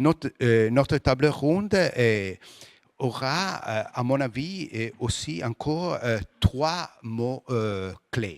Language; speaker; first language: French; non-native, fluent; Italian